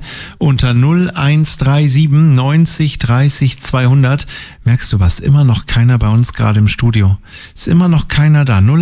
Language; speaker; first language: German; native; German